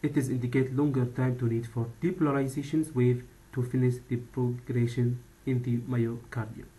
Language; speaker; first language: English; non-native, learner; Arabic